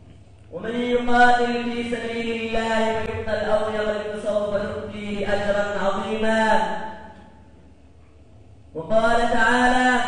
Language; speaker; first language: Arabic; non-native, fluent; Urdu